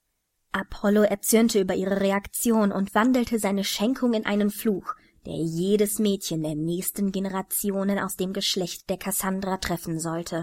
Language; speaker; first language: German; native; German